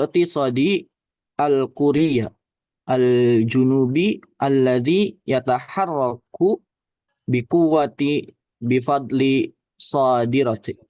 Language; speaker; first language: Arabic; non-native, learner; Indonesian